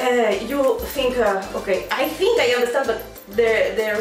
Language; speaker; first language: English; non-native, learner; Spanish